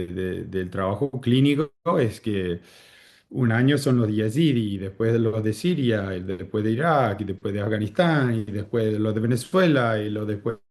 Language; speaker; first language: Spanish; early bilingual, heritage; Spanish